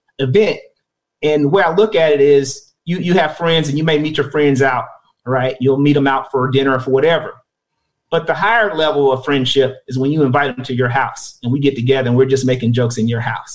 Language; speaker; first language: English; native; English